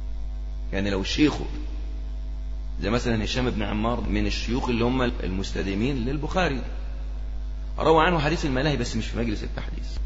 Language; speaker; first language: Arabic; native; Arabic